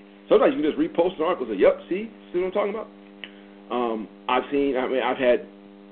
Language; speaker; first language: English; native; English